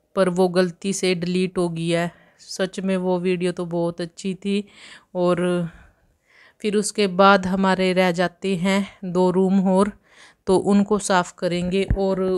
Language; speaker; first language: Hindi; native; Hindi